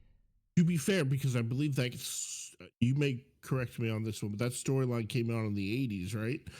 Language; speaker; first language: English; native; English